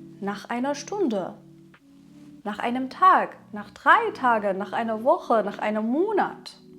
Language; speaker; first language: German; non-native, fluent; Persian